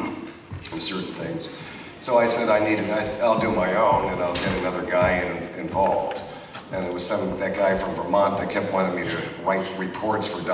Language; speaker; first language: English; native; English